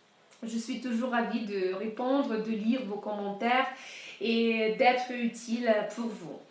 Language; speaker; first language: French; non-native, fluent; Russian